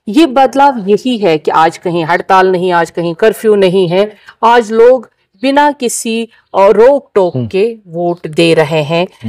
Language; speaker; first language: Hindi; non-native, local second language; Kashmiri